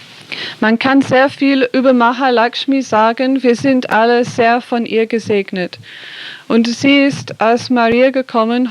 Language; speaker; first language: German; non-native, fluent; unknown